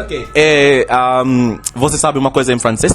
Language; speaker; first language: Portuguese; non-native, learner; English